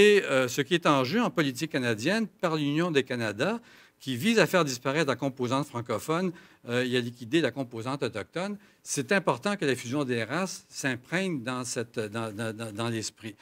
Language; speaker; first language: French; native; French